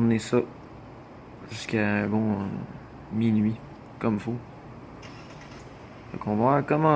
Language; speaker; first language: French; native; French